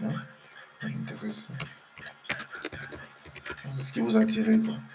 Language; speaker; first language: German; non-native, fluent; French